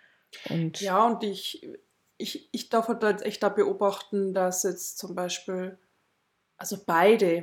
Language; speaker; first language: German; native; German